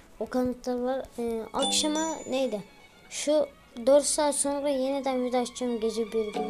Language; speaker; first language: Turkish; native; Turkish